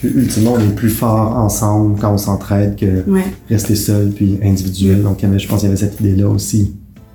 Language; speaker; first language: French; native; French